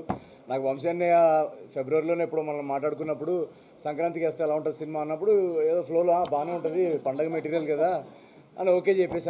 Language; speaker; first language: Telugu; native; Telugu